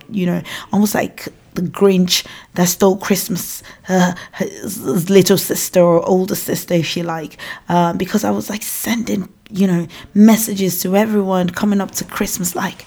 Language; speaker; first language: English; non-native, local second language; Yoruba